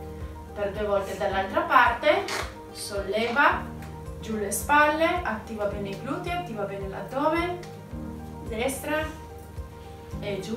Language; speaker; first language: Italian; native; Italian